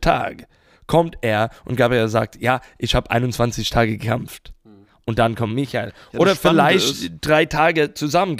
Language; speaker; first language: German; non-native, fluent; English